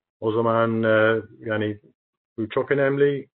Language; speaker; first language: Turkish; non-native, learner; English